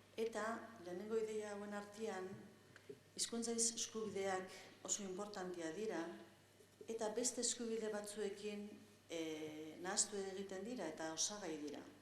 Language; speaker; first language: Basque; non-native, local second language; Spanish